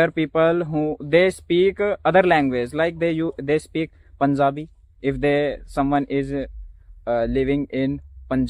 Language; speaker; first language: English; non-native, learner; Hindi